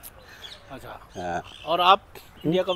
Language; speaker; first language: Hindi; native; Hindi